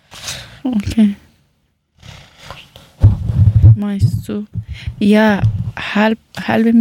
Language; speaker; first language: German; non-native, learner; Persian